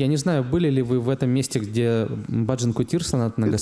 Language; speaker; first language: Russian; native; Russian